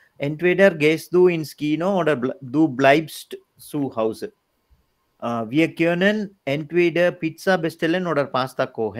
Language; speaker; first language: German; non-native, learner; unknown